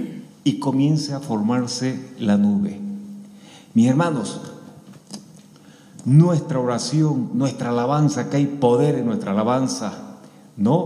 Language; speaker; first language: Spanish; native; Spanish